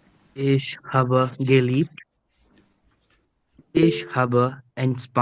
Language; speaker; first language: German; non-native, learner; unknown